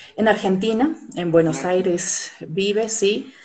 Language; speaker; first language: Spanish; native; Spanish